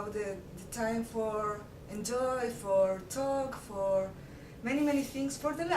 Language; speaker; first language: English; non-native, learner; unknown